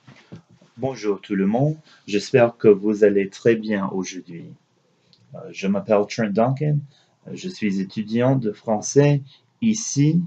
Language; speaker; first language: French; non-native, learner; English